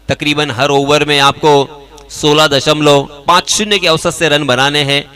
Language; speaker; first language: Hindi; non-native, local second language; Marathi